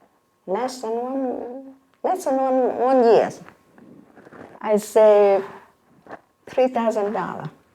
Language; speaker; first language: English; non-native, learner; Vietnamese